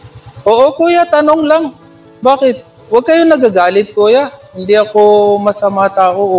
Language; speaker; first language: Filipino; non-native, learner; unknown